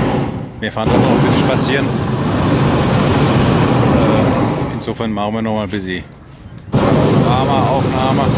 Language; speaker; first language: German; native; German